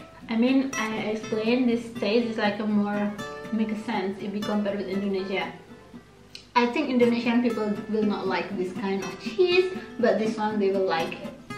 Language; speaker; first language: English; non-native, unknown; Indonesian